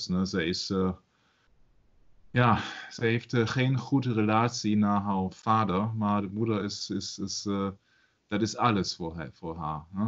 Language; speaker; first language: Dutch; non-native, learner; German